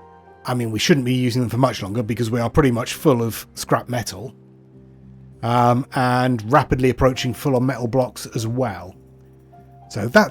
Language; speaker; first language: English; native; English